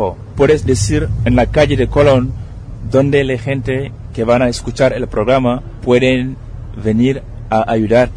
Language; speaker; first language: Spanish; non-native, fluent; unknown